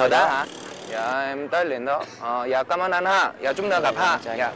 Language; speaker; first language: Vietnamese; non-native, fluent; Korean